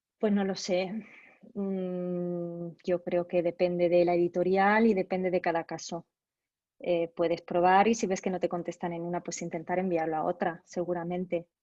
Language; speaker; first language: Spanish; native; Spanish